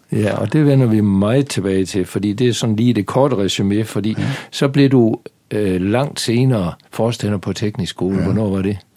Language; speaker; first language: Danish; native; Danish